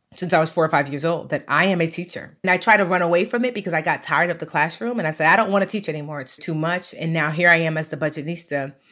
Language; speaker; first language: English; early bilingual, other home language; Yoruba